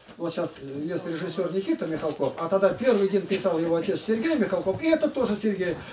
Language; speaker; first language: Russian; native; Russian